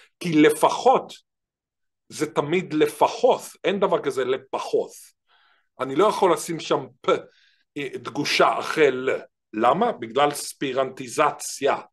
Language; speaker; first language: Hebrew; native; Hebrew